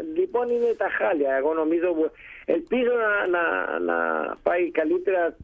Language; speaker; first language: Greek; early bilingual, heritage; Greek